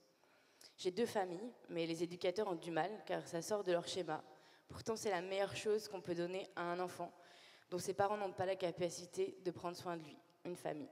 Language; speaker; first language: French; native; French